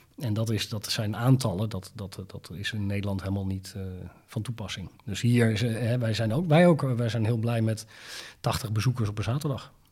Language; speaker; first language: Dutch; native; Dutch